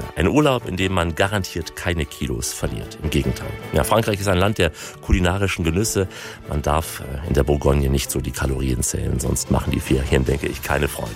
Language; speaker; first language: German; native; German